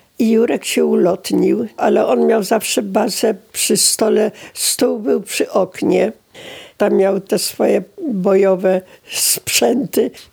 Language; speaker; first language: Polish; native; Polish